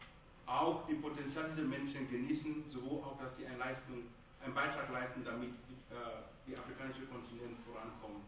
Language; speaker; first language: German; non-native, fluent; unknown